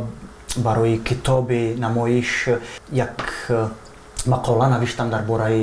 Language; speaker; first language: Persian; non-native, fluent; Czech